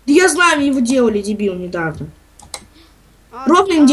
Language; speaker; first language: Russian; native; Russian